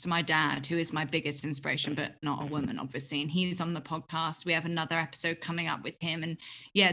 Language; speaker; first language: English; native; English